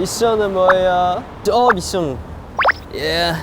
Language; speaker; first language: Korean; non-native, fluent; Chinese